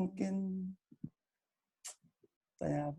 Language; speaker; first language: Indonesian; non-native, fluent; Thai